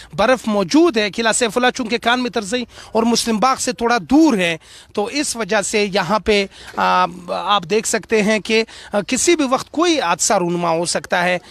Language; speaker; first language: Urdu; non-native, local second language; Pashto